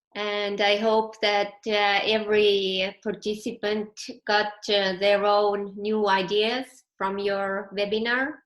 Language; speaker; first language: English; non-native, fluent; Estonian